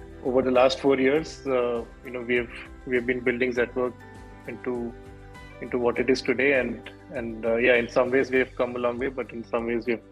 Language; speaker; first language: English; non-native, local second language; Odia